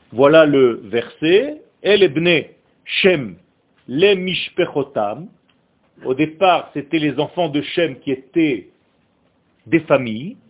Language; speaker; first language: French; non-native, fluent; Hebrew